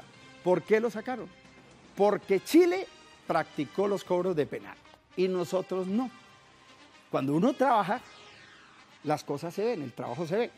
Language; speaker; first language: Spanish; native; Spanish